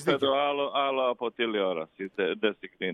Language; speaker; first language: Greek; non-native, learner; Croatian